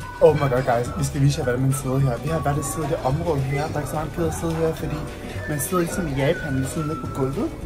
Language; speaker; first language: Danish; early bilingual, other home language; Vietnamese